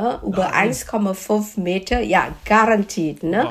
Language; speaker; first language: German; non-native, fluent; Malay